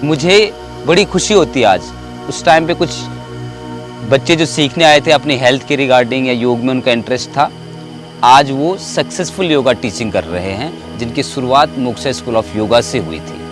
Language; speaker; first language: Hindi; native; Hindi